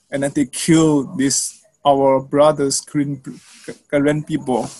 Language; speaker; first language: English; non-native, learner; Burmese